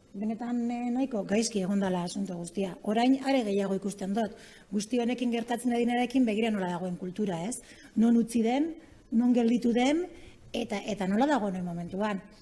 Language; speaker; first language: Basque; native; Basque